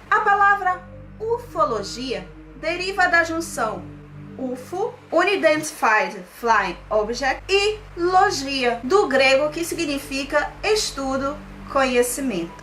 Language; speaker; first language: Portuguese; native; Portuguese